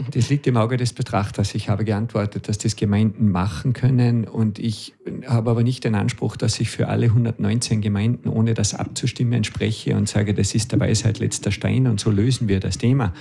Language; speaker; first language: German; native; German